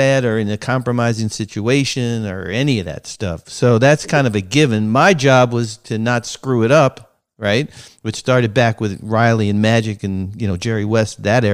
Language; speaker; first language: English; native; English